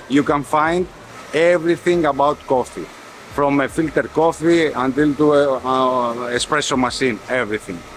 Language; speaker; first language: English; non-native, fluent; Greek